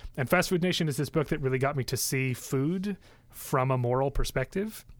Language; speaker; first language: English; native; English